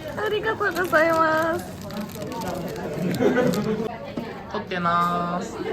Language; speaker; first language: Japanese; non-native, learner; Thai